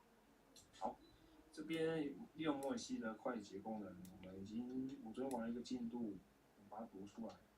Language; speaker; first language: Chinese; native; Chinese